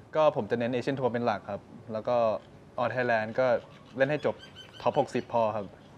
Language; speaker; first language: Thai; native; Thai